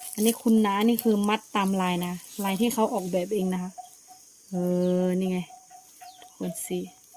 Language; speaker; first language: Thai; non-native, local second language; Karen languages